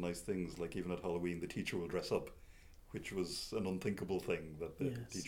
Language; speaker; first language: English; native; English